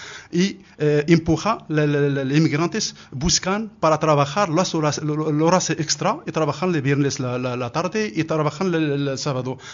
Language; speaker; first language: Spanish; non-native, learner; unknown